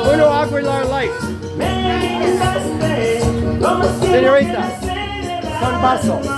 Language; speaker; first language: Spanish; non-native, learner; English